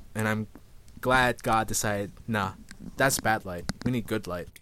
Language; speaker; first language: English; native; English